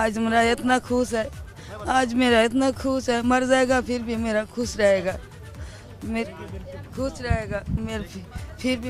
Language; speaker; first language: Hindi; non-native, local second language; Bangla